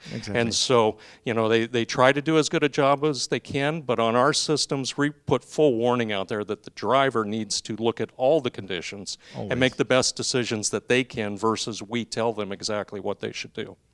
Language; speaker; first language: English; native; English